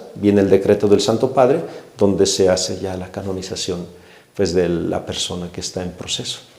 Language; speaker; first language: Spanish; native; Spanish